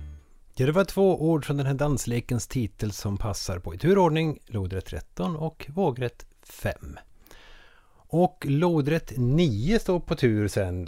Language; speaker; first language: Swedish; native; Swedish